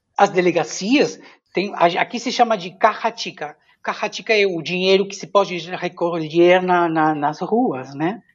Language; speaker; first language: Portuguese; non-native, fluent; Spanish